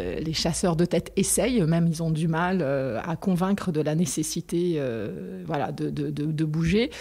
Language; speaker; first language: French; non-native, local second language; Arabic